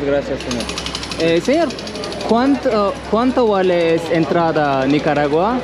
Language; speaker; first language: Spanish; non-native, learner; Turkish